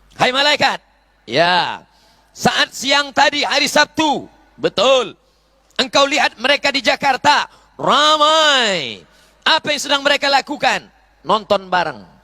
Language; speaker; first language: Indonesian; native; Indonesian